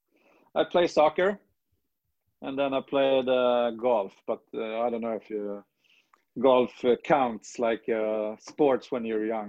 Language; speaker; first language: English; non-native, fluent; Swedish